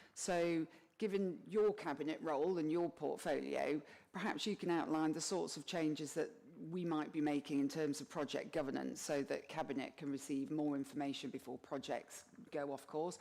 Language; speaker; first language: English; native; English